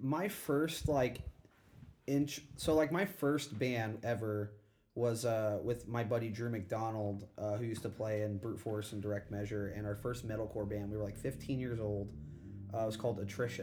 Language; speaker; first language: English; native; English